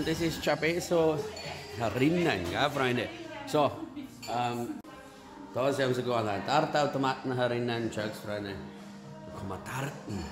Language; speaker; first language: German; native; German